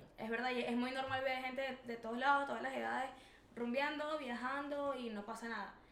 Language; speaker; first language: Spanish; native; Spanish